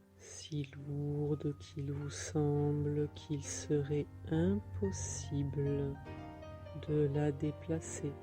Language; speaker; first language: French; native; French